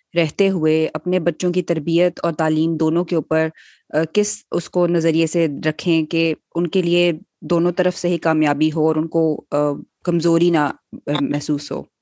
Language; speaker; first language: Urdu; native; Urdu